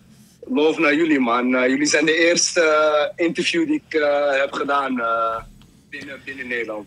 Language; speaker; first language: Dutch; early bilingual, other home language; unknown